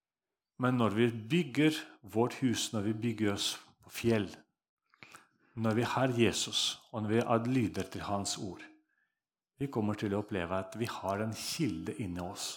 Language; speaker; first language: Norwegian; non-native, fluent; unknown